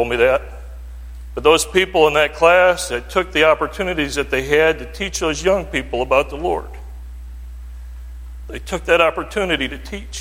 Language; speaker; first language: English; native; English